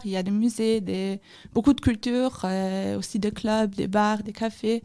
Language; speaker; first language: French; non-native, fluent; German